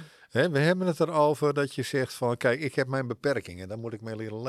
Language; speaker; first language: Dutch; native; Dutch